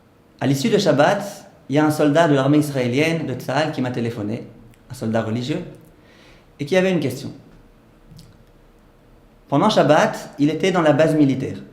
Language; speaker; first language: French; native; French